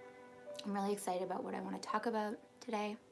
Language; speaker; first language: English; native; English